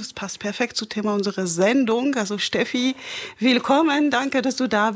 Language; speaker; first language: German; non-native, fluent; French